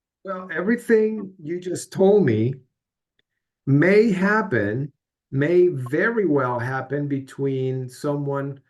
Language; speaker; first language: English; non-native, fluent; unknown